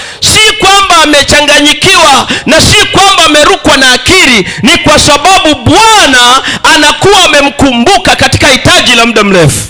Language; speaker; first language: Swahili; native; Swahili